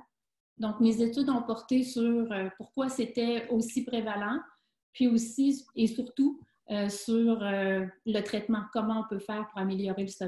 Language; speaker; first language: French; native; French